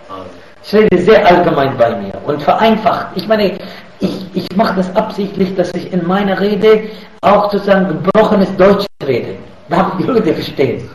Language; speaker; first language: German; non-native, fluent; Arabic